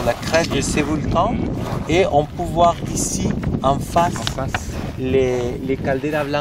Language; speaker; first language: French; non-native, learner; Spanish